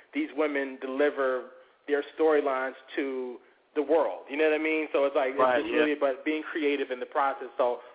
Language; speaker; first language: English; native; English